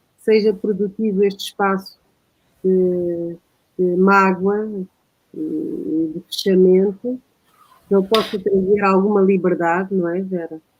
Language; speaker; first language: Portuguese; native; Portuguese